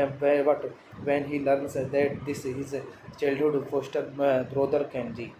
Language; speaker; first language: English; non-native, learner; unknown